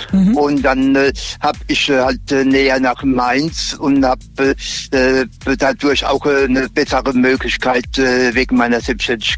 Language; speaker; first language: German; native; German